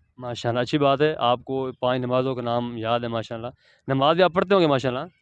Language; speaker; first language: Urdu; native; Urdu